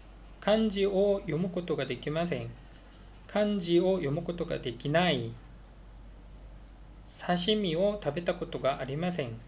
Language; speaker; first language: Japanese; non-native, learner; Korean